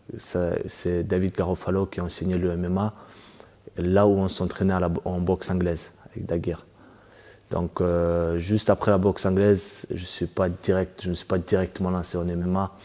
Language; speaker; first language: French; early bilingual, other home language; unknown